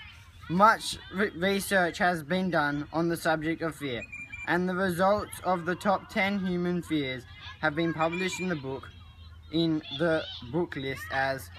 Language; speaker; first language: English; native; English